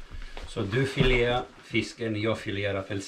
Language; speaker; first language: Swedish; non-native, fluent; Italian